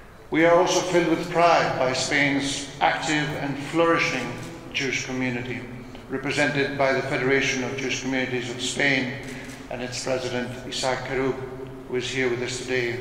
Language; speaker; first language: English; non-native, fluent; Spanish